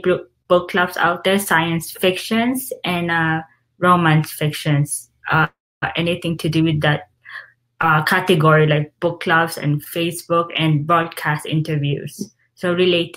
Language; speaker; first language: English; non-native, local second language; Filipino